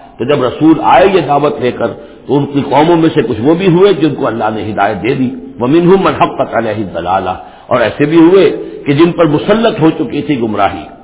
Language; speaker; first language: Urdu; native; Urdu